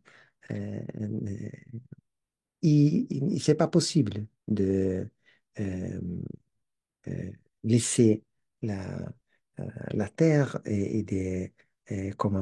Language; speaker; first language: French; non-native, learner; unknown